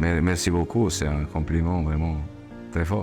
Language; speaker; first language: French; non-native, fluent; Serbian